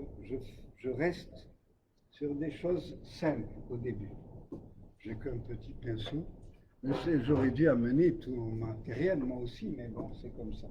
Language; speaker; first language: French; native; French